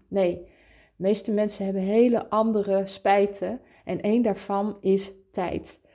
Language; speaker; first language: Dutch; early bilingual, heritage; Dutch